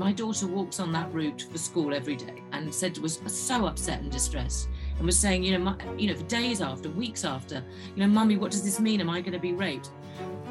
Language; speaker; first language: English; native; English